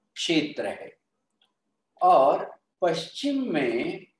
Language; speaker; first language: Hindi; non-native, local second language; Marathi